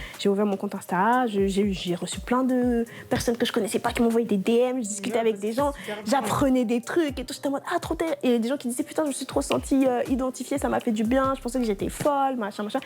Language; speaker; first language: French; non-native, local second language; Lingala